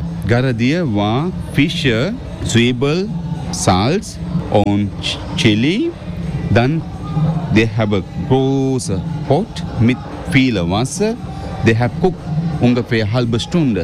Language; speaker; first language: German; non-native, learner; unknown